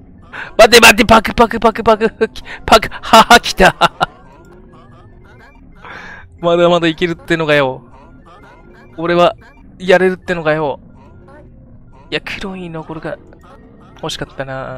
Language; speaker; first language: Japanese; native; Japanese